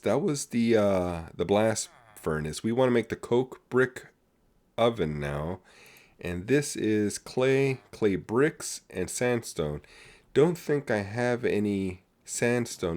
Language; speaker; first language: English; native; English